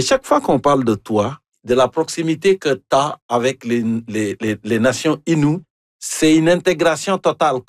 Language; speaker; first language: French; native; French